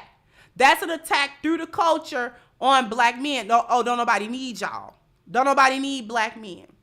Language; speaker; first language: English; native; English